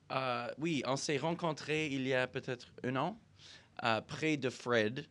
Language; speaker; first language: French; non-native, fluent; English